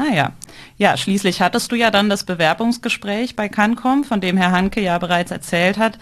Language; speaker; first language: German; native; German